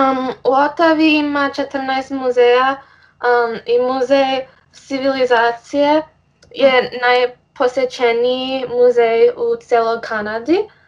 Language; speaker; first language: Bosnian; early bilingual, heritage; English